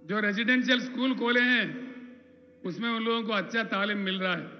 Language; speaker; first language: Hindi; non-native, local second language; Telugu